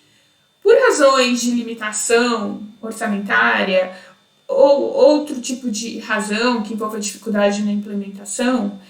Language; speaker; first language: Portuguese; native; Portuguese